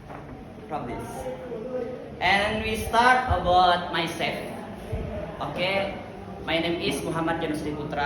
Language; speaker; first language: English; non-native, learner; Indonesian